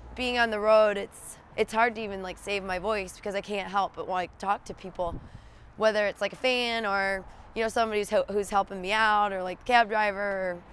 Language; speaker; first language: English; native; English